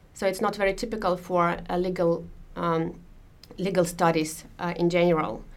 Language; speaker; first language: English; non-native, fluent; Russian